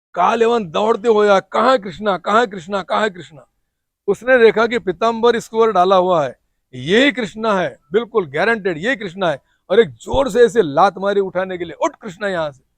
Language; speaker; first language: Hindi; non-native, local second language; Marathi